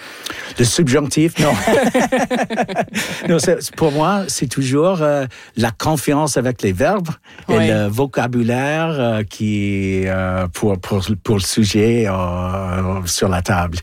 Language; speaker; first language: French; non-native, local second language; English